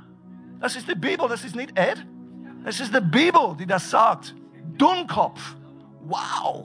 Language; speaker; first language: German; non-native, fluent; English